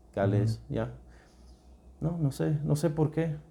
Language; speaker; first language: Spanish; non-native, fluent; English